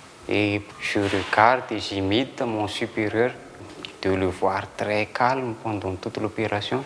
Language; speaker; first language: French; non-native, local second language; Malagasy